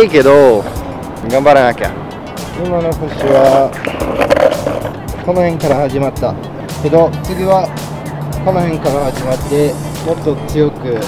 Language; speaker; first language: Japanese; non-native, fluent; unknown